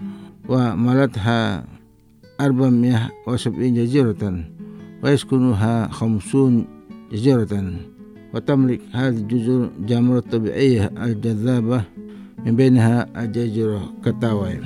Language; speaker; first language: Arabic; non-native, fluent; Indonesian